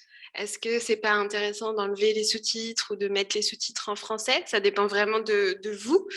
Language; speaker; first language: French; native; French